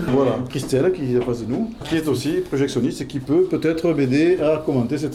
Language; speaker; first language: French; native; French